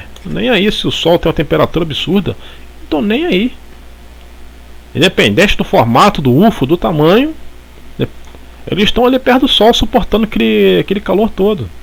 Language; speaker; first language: Portuguese; native; Portuguese